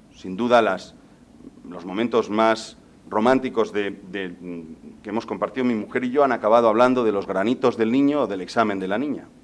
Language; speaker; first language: Spanish; native; Spanish